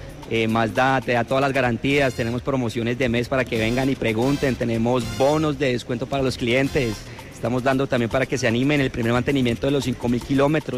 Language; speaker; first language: Spanish; native; Spanish